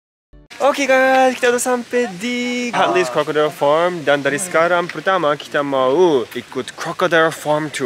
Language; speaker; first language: Indonesian; non-native, fluent; Japanese